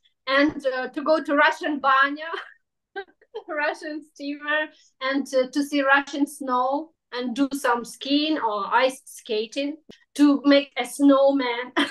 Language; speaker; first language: English; non-native, fluent; Russian